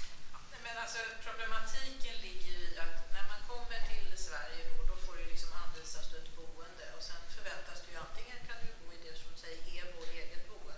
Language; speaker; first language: Swedish; native; Swedish